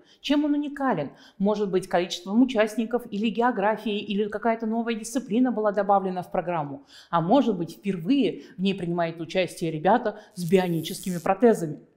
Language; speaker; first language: Russian; native; Russian